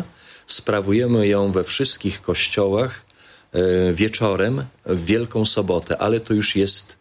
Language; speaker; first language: Polish; native; Polish